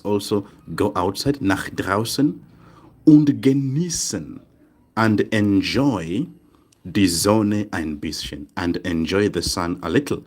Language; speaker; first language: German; non-native, fluent; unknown